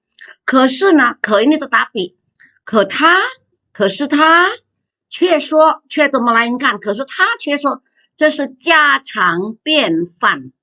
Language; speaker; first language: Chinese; non-native, fluent; Indonesian